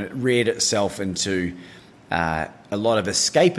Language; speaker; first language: English; native; English